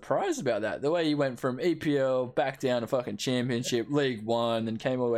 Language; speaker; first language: English; native; English